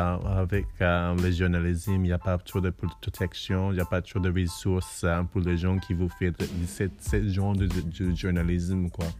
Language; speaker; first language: French; non-native, learner; English